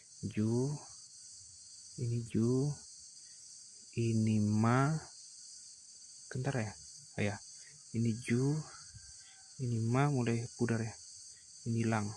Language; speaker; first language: Indonesian; native; Indonesian